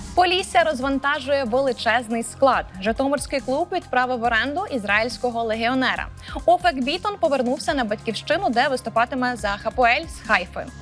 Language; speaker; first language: Ukrainian; native; Ukrainian